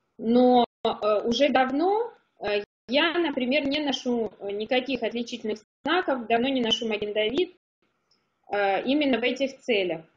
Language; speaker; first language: Russian; native; Russian